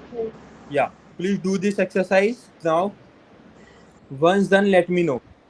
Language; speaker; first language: English; non-native, local second language; Hindi